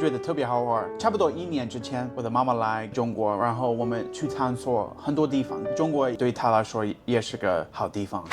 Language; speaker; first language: Chinese; non-native, fluent; English